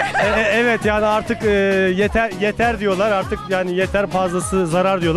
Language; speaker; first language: Turkish; native; Turkish